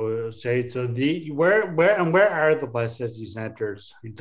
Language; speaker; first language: English; native; English